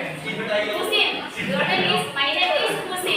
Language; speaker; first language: English; non-native, learner; Indonesian